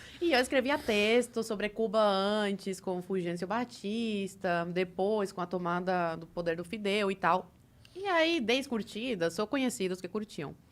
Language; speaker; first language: Portuguese; non-native, fluent; Spanish